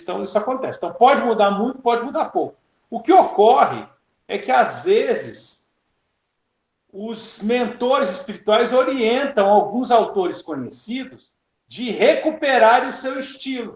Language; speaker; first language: Portuguese; native; Portuguese